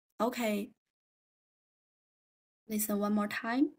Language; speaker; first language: English; non-native, fluent; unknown